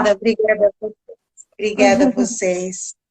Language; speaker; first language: Portuguese; non-native, learner; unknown